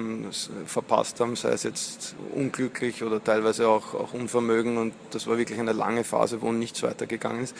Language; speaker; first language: German; native; German